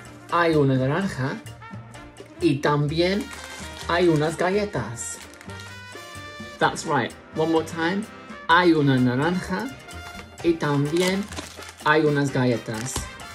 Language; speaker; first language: Spanish; non-native, fluent; English